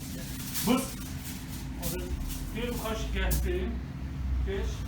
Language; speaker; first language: German; non-native, learner; Turkish